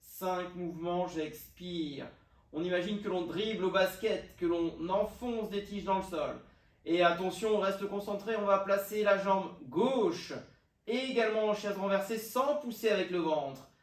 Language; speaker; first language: French; native; French